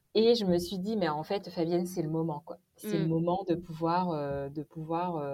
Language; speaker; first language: French; native; French